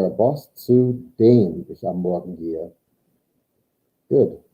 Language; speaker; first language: German; non-native, fluent; English